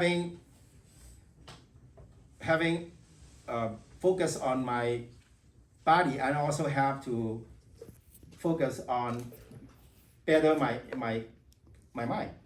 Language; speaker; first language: English; non-native, fluent; Vietnamese